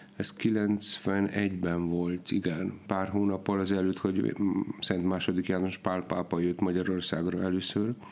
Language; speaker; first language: Hungarian; non-native, fluent; Polish